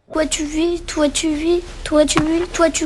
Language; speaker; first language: French; native; French